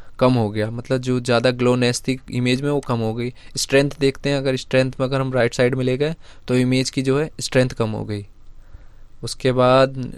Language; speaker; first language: Hindi; native; Hindi